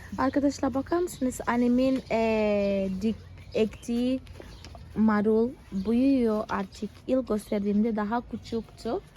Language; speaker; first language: Turkish; non-native, fluent; Portuguese